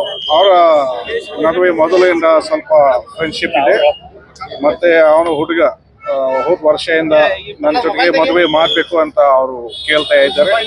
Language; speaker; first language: Kannada; non-native, fluent; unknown